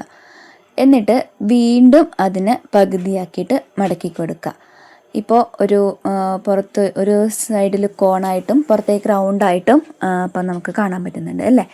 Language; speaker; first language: Malayalam; native; Malayalam